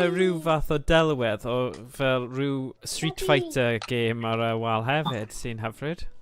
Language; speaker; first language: Welsh; native; Welsh